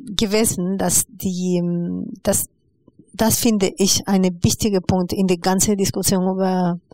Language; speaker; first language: German; non-native, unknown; Spanish